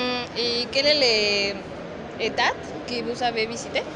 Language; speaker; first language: French; non-native, learner; Spanish